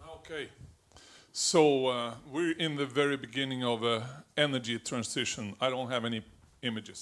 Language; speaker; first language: English; non-native, fluent; Swedish